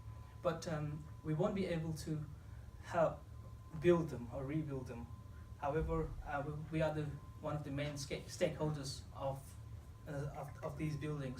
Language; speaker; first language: English; non-native, fluent; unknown